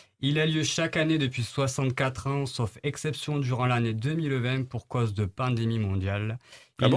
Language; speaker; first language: French; native; French